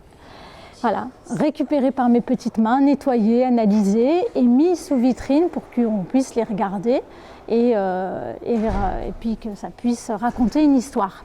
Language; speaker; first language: French; native; French